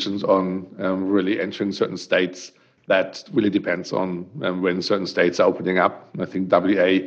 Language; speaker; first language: English; non-native, fluent; German